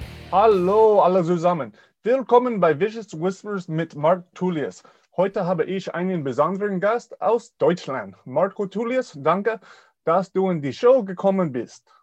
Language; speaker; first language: German; non-native, learner; English